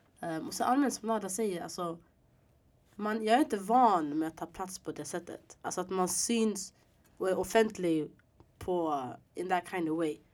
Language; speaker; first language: Swedish; early bilingual, other home language; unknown